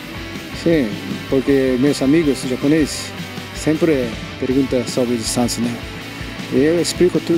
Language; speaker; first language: Portuguese; non-native, learner; Japanese